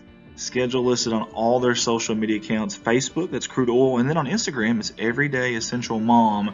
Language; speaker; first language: English; native; English